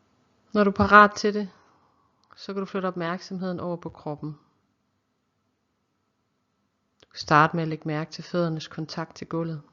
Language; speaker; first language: Danish; native; Danish